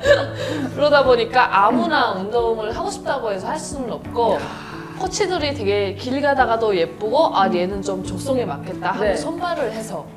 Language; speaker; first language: Korean; native; Korean